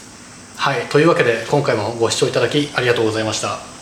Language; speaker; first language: Japanese; native; Japanese